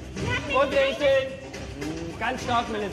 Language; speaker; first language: German; native; German